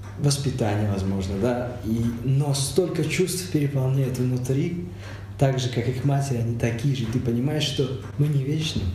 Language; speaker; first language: Russian; non-native, local second language; Uzbek